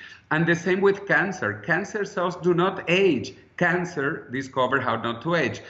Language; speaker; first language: English; non-native, fluent; Spanish